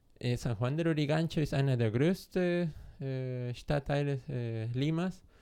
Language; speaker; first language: German; non-native, fluent; Spanish